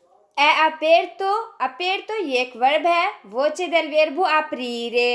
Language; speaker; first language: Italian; non-native, fluent; Urdu